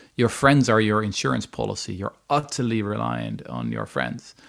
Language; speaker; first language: English; non-native, fluent; Dutch